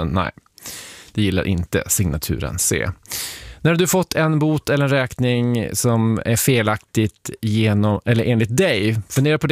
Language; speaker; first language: Swedish; native; Swedish